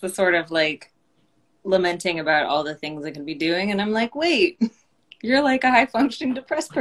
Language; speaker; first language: English; native; English